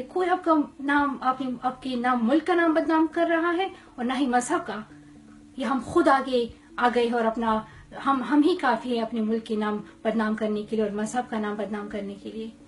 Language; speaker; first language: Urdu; non-native, local second language; Pashto